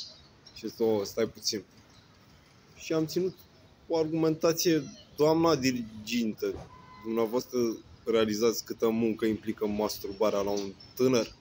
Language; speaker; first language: Romanian; native; Romanian